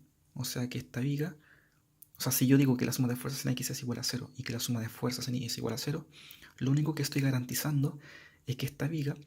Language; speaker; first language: Spanish; native; Spanish